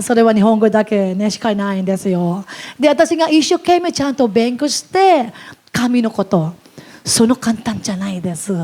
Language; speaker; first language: Japanese; non-native, learner; Filipino